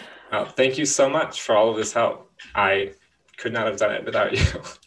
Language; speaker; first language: English; native; English